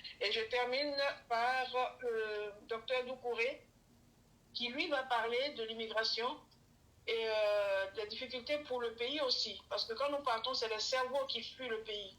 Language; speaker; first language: French; early bilingual, other home language; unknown